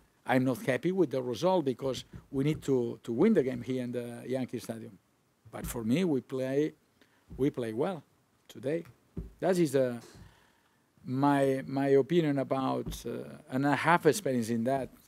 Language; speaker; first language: English; non-native, fluent; Spanish